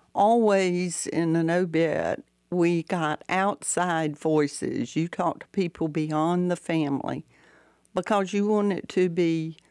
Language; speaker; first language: English; native; English